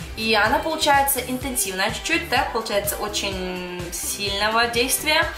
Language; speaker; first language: Russian; early bilingual, heritage; Russian